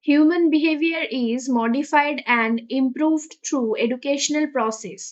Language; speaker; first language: English; non-native, local second language; Bangla